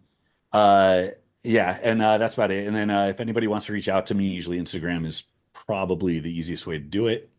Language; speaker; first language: English; native; English